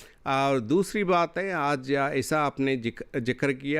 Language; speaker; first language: Hindi; non-native, local second language; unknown